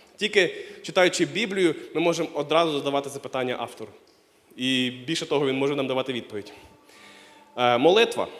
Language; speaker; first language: Ukrainian; non-native, local second language; Russian